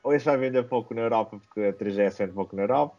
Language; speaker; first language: Portuguese; native; Portuguese